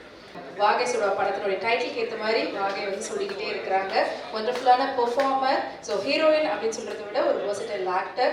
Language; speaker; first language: Tamil; native; Tamil